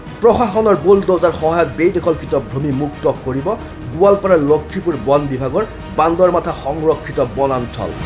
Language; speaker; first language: Assamese; native; Assamese